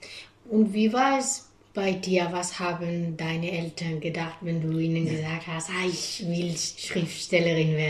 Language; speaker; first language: German; non-native, fluent; Spanish